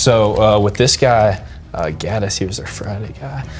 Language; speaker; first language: English; native; English